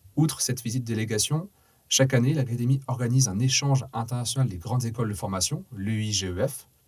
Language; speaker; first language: French; native; French